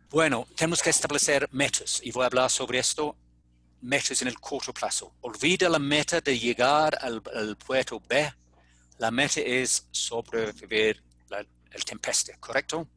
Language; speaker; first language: Spanish; non-native, fluent; English